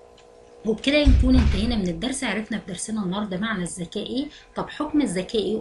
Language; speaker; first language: Arabic; native; Arabic